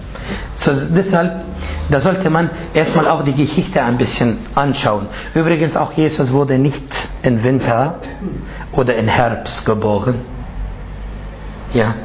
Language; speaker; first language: German; non-native, fluent; Arabic